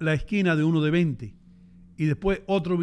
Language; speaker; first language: Spanish; native; Spanish